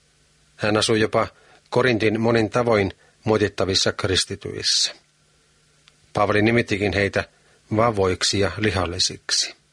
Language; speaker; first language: Finnish; native; Finnish